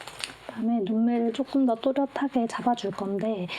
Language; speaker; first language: Korean; native; Korean